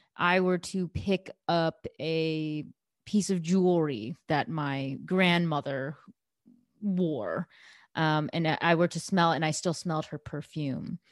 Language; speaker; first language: English; native; English